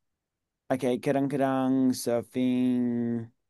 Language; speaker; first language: Indonesian; non-native, learner; English